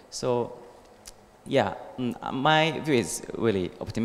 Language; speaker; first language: English; non-native, learner; Japanese